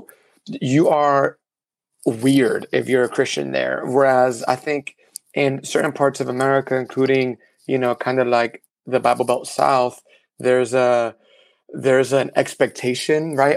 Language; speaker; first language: English; early bilingual, other home language; Spanish